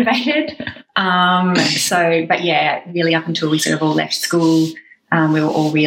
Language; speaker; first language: English; native; English